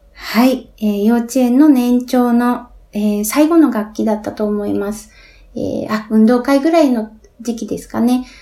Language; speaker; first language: Japanese; native; Japanese